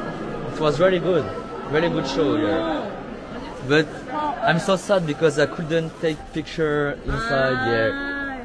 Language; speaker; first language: English; non-native, learner; French